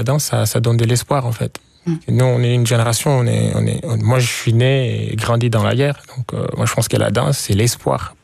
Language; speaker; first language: French; non-native, local second language; Swahili